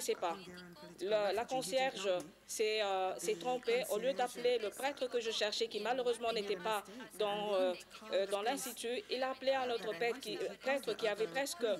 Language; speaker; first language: French; non-native, local second language; Swahili